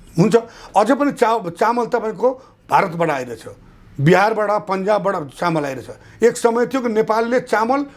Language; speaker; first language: Nepali; non-native, local second language; Bhojpuri